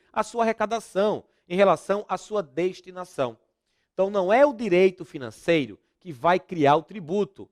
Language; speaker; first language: Portuguese; native; Portuguese